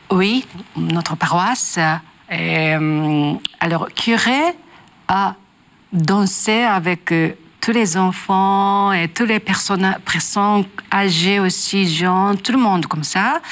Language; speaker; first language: French; non-native, learner; Japanese